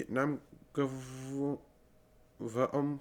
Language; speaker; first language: Vietnamese; non-native, learner; English